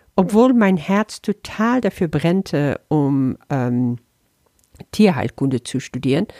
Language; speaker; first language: German; early bilingual, other home language; Dutch